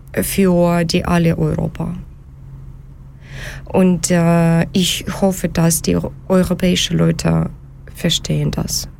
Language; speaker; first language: German; non-native, learner; Ukrainian